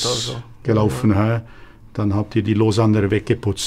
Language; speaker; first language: German; native; German